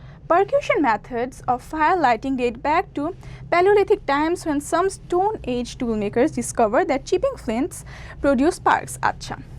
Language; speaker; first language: English; non-native, local second language; Bangla